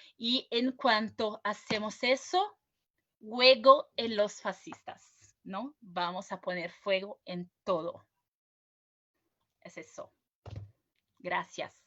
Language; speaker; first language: Spanish; non-native, fluent; Portuguese